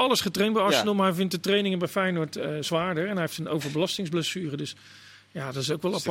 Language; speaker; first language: Dutch; native; Dutch